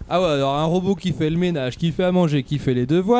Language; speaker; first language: French; native; French